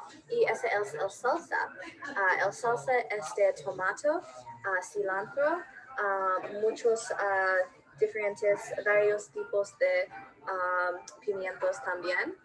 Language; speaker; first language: Spanish; non-native, learner; English